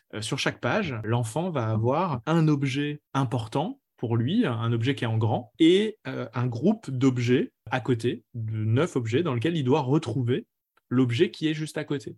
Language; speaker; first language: French; native; French